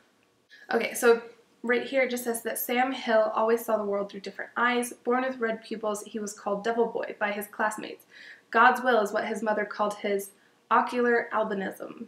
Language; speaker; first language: English; native; English